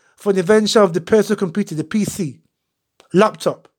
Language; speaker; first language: English; non-native, local second language; Akan